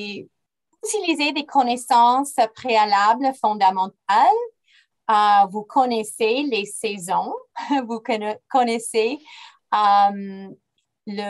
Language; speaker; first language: French; non-native, fluent; English